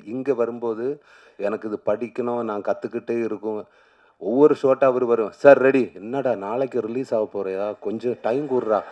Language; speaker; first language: Tamil; non-native, learner; Malayalam